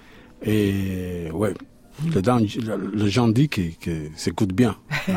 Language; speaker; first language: French; non-native, learner; Spanish